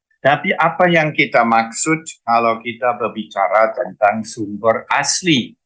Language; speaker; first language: Indonesian; non-native, fluent; German